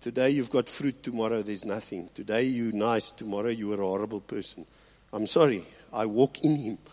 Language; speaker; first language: English; non-native, local second language; Afrikaans